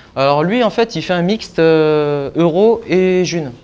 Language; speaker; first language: French; native; French